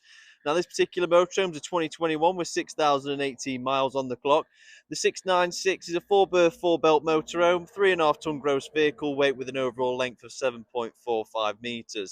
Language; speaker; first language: English; native; English